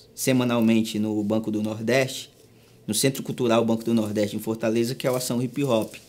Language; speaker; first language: Portuguese; native; Portuguese